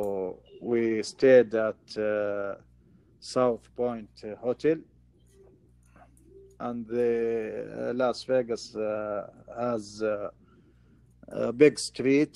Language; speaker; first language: English; non-native, learner; Arabic